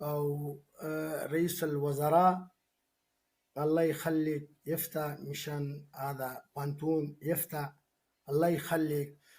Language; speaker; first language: Arabic; non-native, learner; Pashto